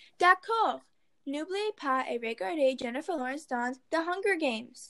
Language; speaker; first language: French; non-native, learner; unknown